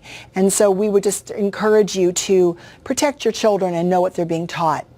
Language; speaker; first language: English; native; English